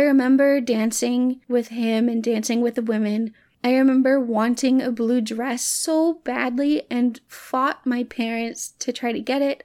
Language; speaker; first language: English; native; English